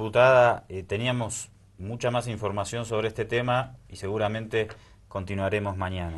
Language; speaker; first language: Spanish; native; Spanish